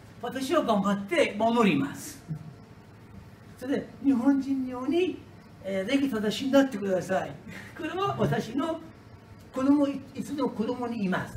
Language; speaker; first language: Japanese; non-native, learner; Persian